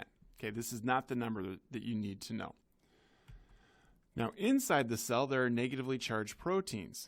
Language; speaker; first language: English; native; English